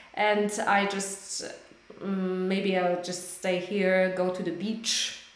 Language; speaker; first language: English; non-native, fluent; Polish